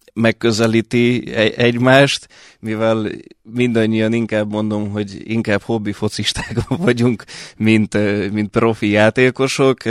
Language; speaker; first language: Hungarian; early bilingual, other home language; Russian